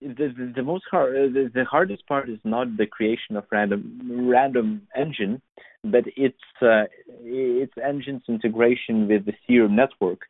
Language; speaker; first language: English; non-native, fluent; Lithuanian